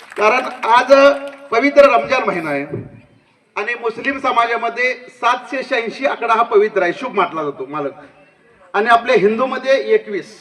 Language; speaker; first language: Marathi; native; Marathi